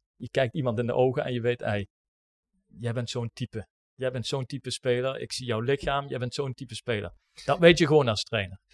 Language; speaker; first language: Dutch; native; Dutch